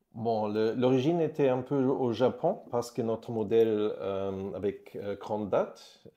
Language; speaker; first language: French; non-native, fluent; German